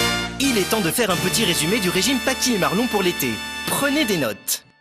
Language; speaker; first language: French; native; French